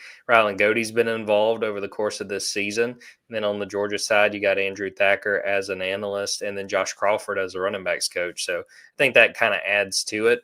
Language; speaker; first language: English; native; English